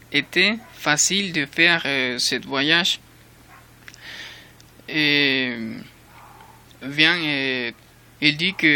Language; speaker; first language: French; non-native, learner; Spanish